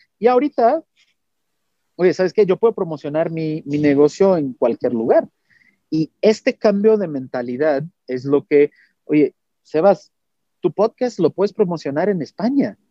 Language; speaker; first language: Spanish; non-native, fluent; Portuguese